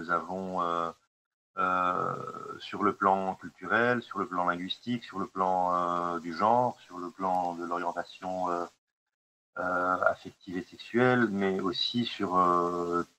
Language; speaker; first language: French; non-native, local second language; Arabic